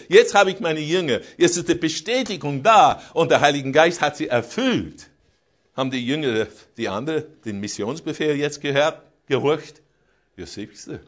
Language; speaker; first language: German; non-native, fluent; English